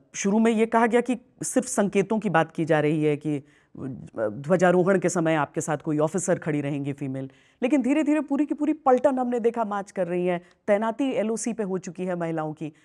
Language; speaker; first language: Hindi; native; Hindi